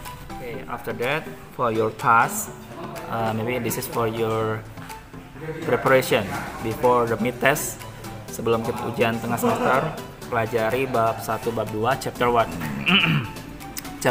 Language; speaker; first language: English; non-native, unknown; Indonesian